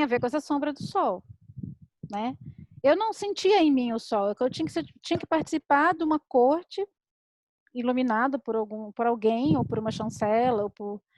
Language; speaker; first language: Portuguese; native; Portuguese